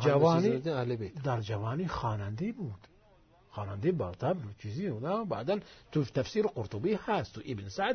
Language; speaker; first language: Persian; non-native, fluent; Arabic